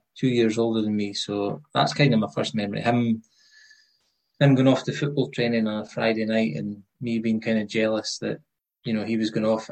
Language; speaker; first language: English; native; English